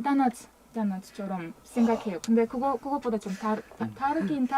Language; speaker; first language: Korean; non-native, fluent; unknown